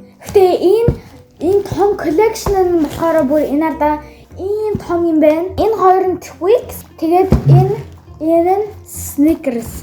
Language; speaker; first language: Mongolian; early bilingual, heritage; Mongolian